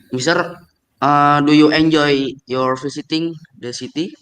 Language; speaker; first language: English; non-native, learner; Indonesian